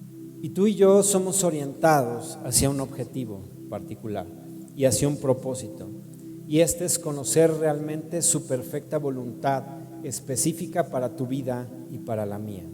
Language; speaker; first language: Spanish; native; Spanish